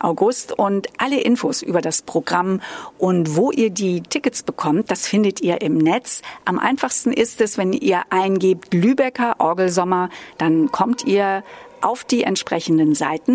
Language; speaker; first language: German; native; German